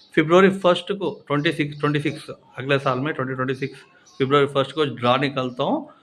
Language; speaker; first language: Hindi; non-native, local second language; Telugu